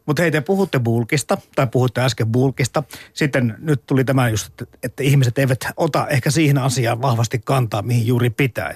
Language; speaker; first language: Finnish; native; Finnish